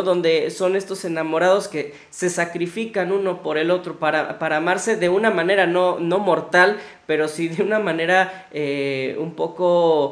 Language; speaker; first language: Spanish; native; Spanish